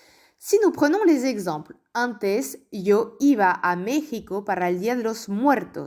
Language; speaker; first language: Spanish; non-native, fluent; French